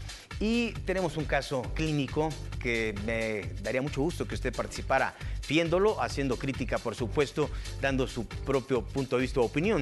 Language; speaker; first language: Spanish; native; Spanish